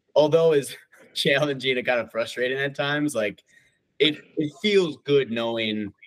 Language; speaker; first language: English; native; English